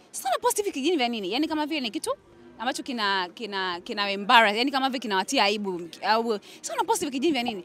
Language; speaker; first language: Swahili; native; Swahili